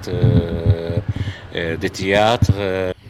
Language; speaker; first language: French; non-native, learner; Arabic